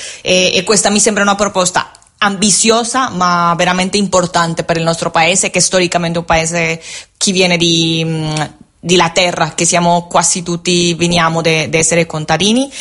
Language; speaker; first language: Italian; non-native, fluent; Spanish